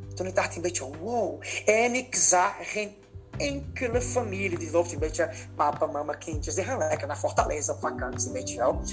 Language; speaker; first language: Dutch; non-native, fluent; Portuguese